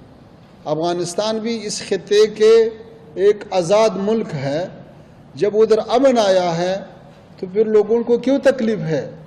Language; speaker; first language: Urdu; non-native, fluent; Pashto